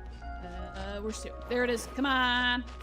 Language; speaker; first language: English; native; English